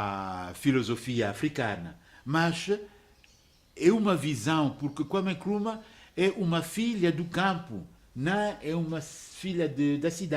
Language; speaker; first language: Portuguese; non-native, fluent; French